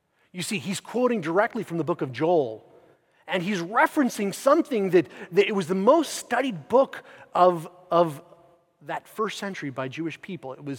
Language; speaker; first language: English; native; English